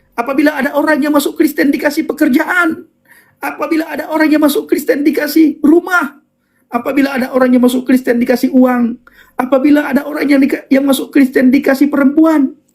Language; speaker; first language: Indonesian; non-native, local second language; Achinese